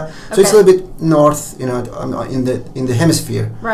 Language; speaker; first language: English; non-native, fluent; Turkish